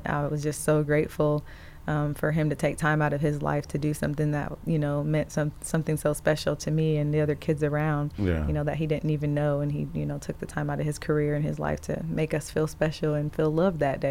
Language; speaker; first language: English; native; English